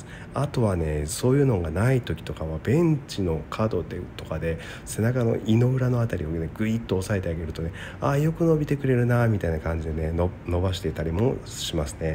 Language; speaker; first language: Japanese; native; Japanese